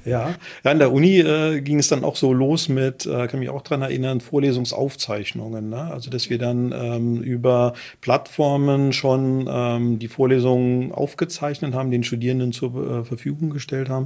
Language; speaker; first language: German; native; German